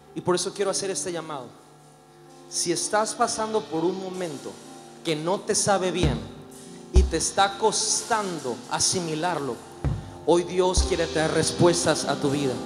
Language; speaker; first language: Spanish; native; Spanish